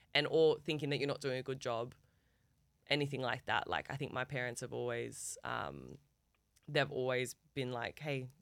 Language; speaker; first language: English; early bilingual, other home language; Turkish